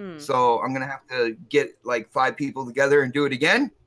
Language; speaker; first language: English; native; English